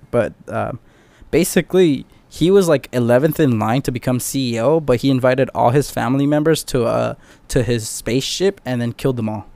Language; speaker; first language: English; early bilingual, other home language; Spanish